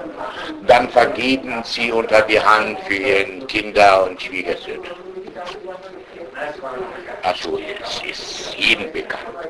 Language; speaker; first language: German; non-native, fluent; Arabic